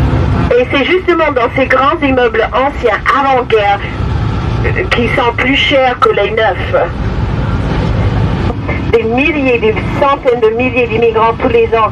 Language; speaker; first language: French; non-native, fluent; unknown